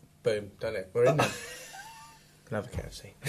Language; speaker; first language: English; native; English